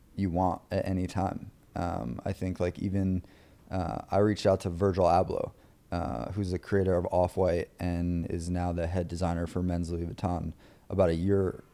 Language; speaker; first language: English; native; English